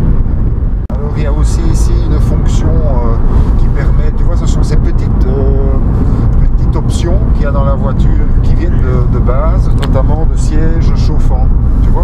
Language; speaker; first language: French; native; French